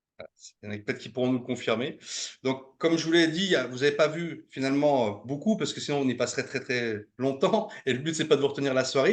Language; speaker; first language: French; native; French